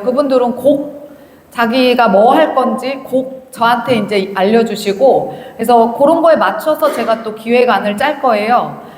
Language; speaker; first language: Korean; native; Korean